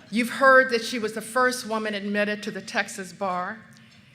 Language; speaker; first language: English; native; English